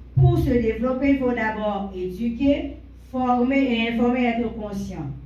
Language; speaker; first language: French; non-native, local second language; Haitian Creole